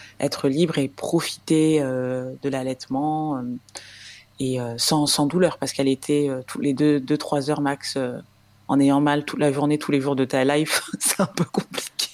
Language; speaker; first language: French; native; French